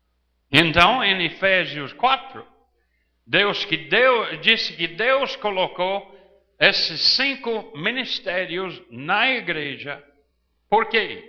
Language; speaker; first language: Portuguese; non-native, fluent; English